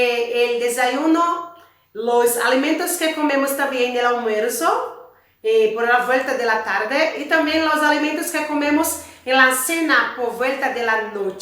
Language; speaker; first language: Spanish; non-native, learner; Portuguese